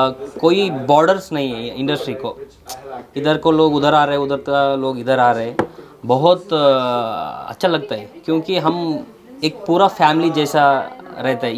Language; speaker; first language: Hindi; non-native, local second language; Kannada